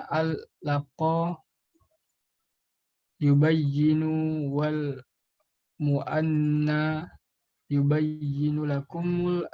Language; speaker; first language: Arabic; non-native, learner; Indonesian